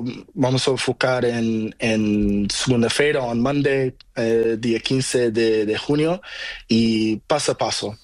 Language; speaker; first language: Spanish; non-native, learner; Portuguese